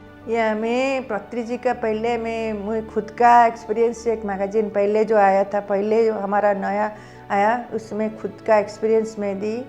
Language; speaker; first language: Hindi; non-native, local second language; Odia